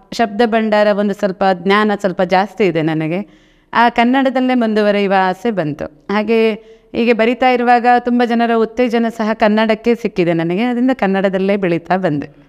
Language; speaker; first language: Kannada; non-native, local second language; Konkani